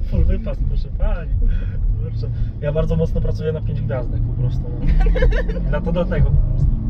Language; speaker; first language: Polish; native; Polish